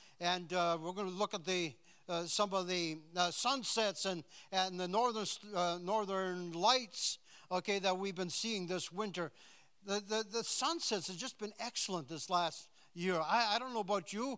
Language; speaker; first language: English; native; English